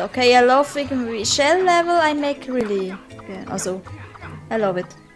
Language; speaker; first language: English; non-native, learner; German